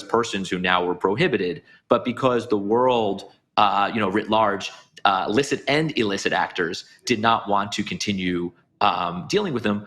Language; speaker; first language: English; native; English